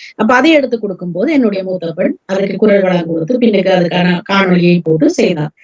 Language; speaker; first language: Tamil; early bilingual, heritage; Tamil